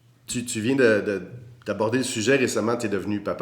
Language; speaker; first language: French; native; French